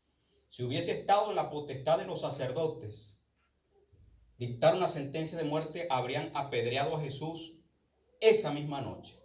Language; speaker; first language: Spanish; native; Spanish